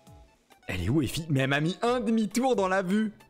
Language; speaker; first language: French; native; French